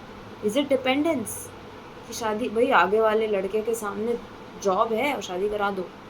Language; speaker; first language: Hindi; native; Hindi